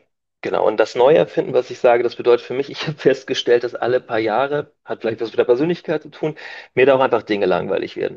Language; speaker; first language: German; native; German